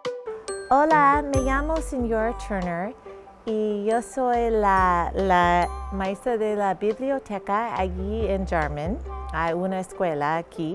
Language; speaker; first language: Spanish; non-native, fluent; English